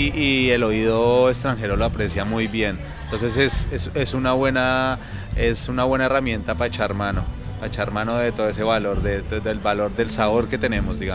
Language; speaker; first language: Spanish; native; Spanish